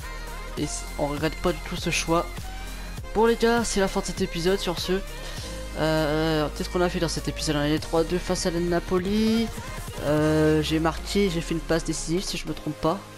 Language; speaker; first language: French; native; French